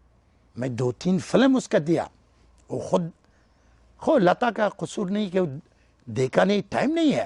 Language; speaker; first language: Hindi; non-native, learner; Persian